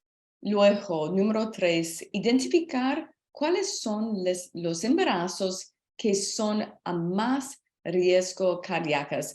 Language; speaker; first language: Spanish; non-native, learner; English